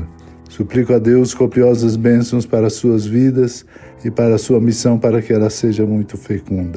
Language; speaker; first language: Portuguese; native; Portuguese